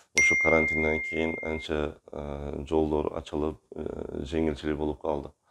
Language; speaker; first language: Kyrgyz; non-native, local second language; Uzbek